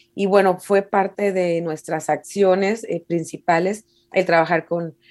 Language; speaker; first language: Spanish; native; Spanish